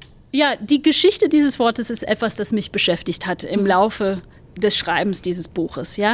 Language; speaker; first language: German; non-native, fluent; English